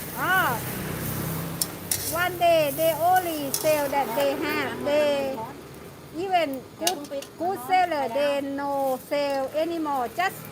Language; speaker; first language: English; non-native, learner; Thai